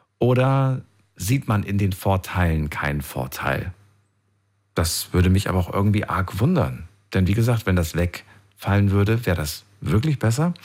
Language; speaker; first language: German; native; German